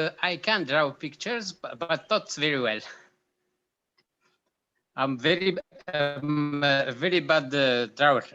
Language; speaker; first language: English; non-native, local second language; Arabic